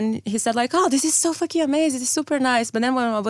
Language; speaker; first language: English; non-native, fluent; Portuguese